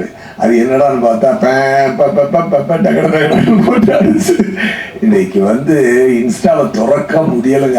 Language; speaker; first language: Tamil; native; Tamil